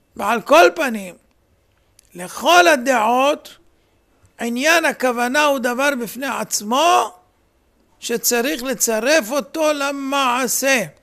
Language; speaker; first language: Hebrew; native; Hebrew